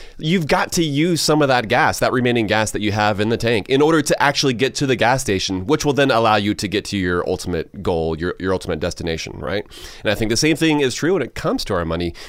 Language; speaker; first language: English; native; English